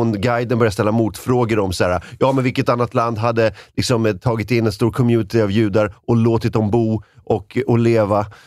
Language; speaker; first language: Swedish; native; Swedish